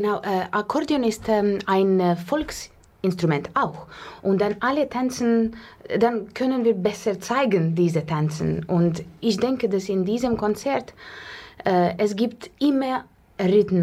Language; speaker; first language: German; non-native, fluent; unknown